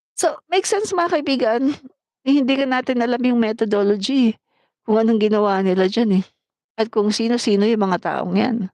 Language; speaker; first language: Filipino; non-native, local second language; Cebuano